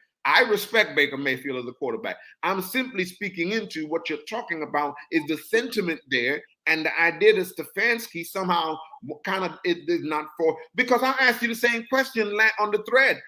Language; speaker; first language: English; native; English